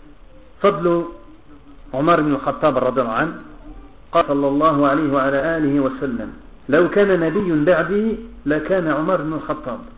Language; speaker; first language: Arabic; non-native, fluent; French